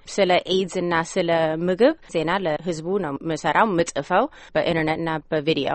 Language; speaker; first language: Amharic; early bilingual, heritage; Amharic